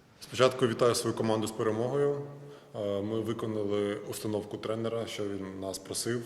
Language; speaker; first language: Ukrainian; non-native, local second language; Russian